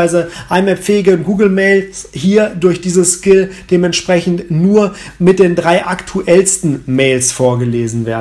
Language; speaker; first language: German; native; German